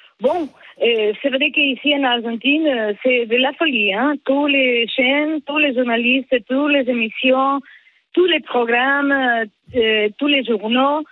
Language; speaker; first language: French; non-native, learner; Spanish